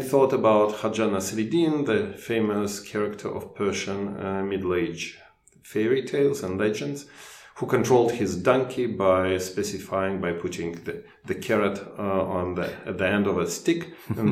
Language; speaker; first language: English; non-native, fluent; Russian